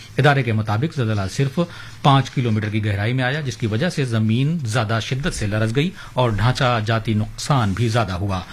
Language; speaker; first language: Urdu; native; Urdu